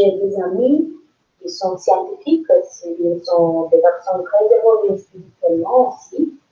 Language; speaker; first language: French; non-native, learner; English